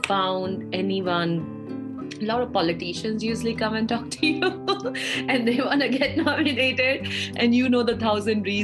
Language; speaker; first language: English; non-native, local second language; Hindi